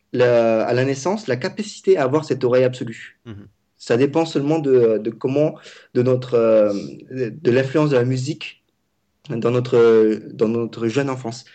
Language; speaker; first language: French; non-native, fluent; Vietnamese